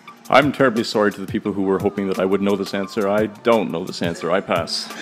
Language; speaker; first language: English; native; English